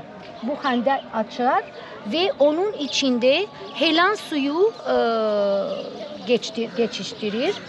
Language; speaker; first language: Turkish; non-native, fluent; Arabic